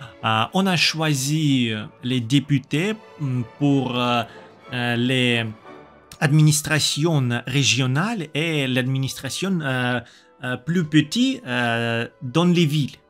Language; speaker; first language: French; non-native, learner; Russian